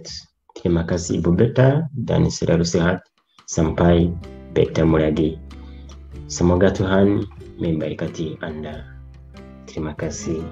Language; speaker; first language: Indonesian; non-native, learner; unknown